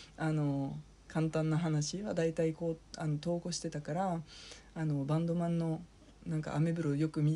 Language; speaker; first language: Japanese; non-native, fluent; French